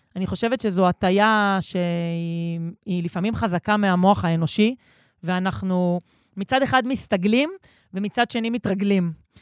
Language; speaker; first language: Hebrew; native; Hebrew